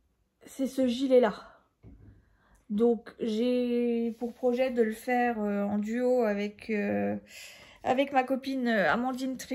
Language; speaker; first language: French; native; French